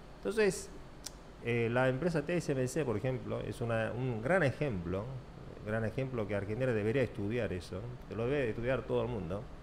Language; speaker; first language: Spanish; early bilingual, other home language; Korean